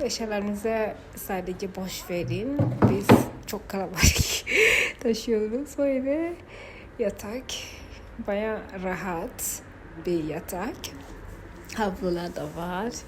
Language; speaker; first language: Turkish; non-native, fluent; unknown